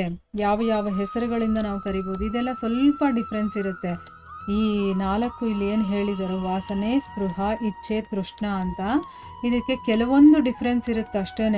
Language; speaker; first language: Kannada; native; Kannada